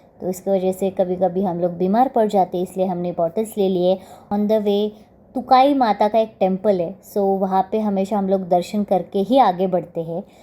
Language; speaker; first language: Hindi; non-native, local second language; Marathi